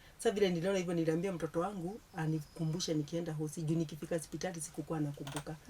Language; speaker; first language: Swahili; non-native, local second language; Kikuyu